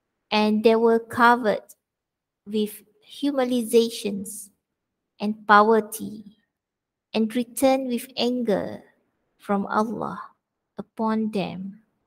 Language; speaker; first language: English; non-native, local second language; Malay